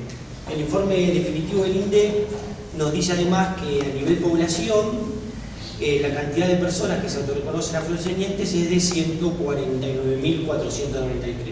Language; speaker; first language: Spanish; native; Spanish